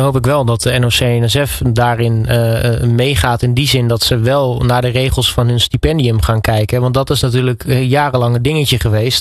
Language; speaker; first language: Dutch; native; Dutch